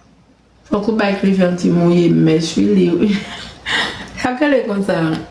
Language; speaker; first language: French; non-native, learner; Haitian Creole